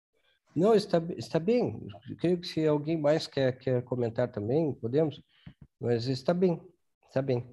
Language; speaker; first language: Spanish; non-native, fluent; Portuguese